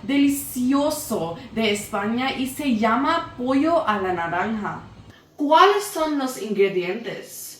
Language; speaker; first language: Spanish; non-native, learner; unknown